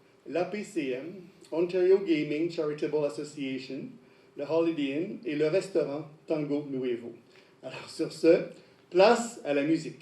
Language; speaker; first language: French; native; French